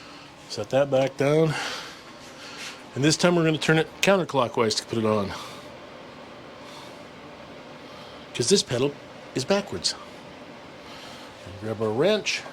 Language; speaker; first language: English; native; English